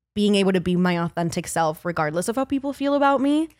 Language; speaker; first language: English; early bilingual, other home language; Spanish